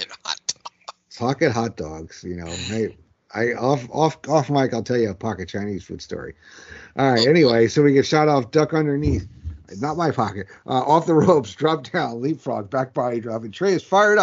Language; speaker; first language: English; native; English